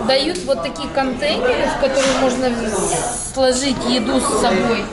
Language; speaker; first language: Russian; native; Russian